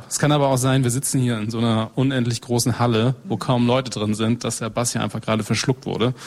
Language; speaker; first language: German; native; German